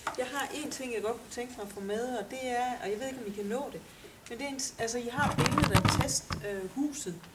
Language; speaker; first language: Danish; native; Danish